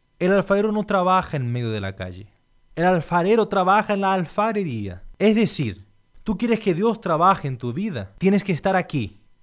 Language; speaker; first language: Spanish; non-native, fluent; Portuguese